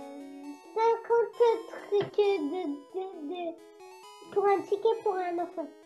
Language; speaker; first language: French; native; French